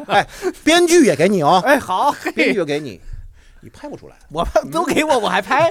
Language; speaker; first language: Chinese; native; Chinese